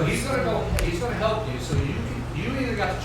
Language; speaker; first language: English; native; English